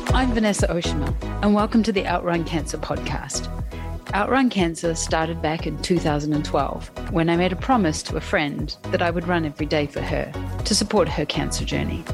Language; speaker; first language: English; native; English